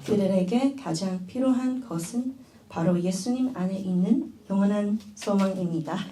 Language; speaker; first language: Korean; early bilingual, other home language; Chinese